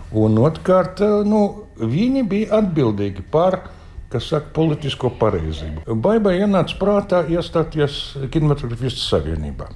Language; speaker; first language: Latvian; native; Latvian